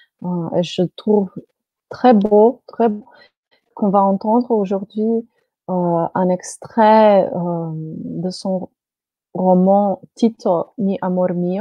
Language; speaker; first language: French; non-native, fluent; Slovenian